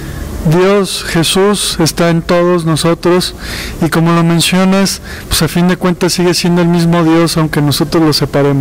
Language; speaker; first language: Spanish; native; Spanish